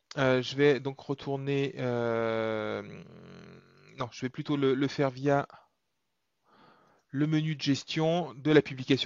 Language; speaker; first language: French; native; French